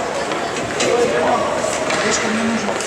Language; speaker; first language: Russian; native; Russian